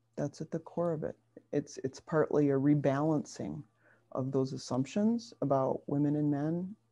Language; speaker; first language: English; native; English